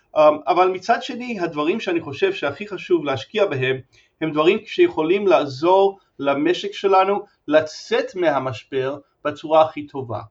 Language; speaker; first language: Hebrew; non-native, fluent; English